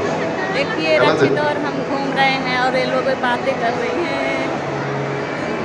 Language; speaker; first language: Hindi; native; Hindi